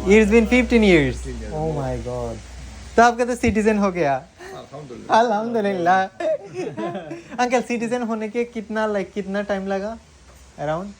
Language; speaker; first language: Hindi; non-native, learner; Bangla